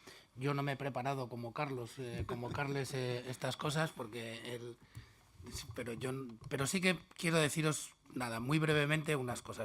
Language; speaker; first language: Spanish; native; Spanish